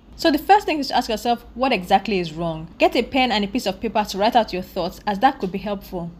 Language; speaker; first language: English; non-native, local second language; Yoruba